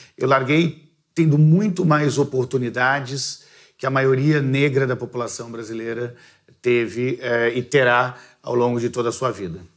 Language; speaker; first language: Portuguese; native; Portuguese